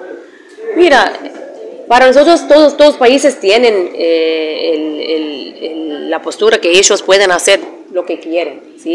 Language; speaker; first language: Spanish; non-native, fluent; Arabic